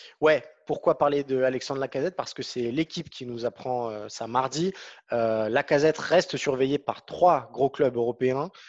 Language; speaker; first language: French; native; French